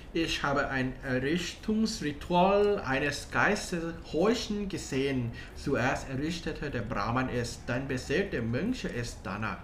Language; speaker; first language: German; non-native, learner; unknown